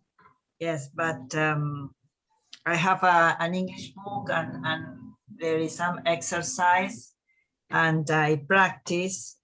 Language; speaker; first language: English; non-native, learner; Spanish